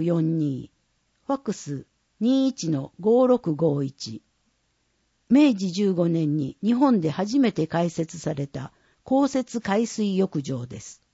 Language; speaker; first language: Japanese; native; Japanese